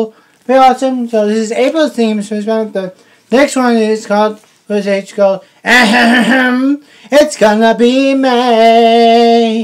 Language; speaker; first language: English; native; English